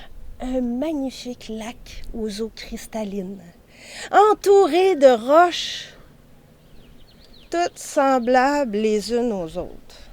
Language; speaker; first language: French; native; French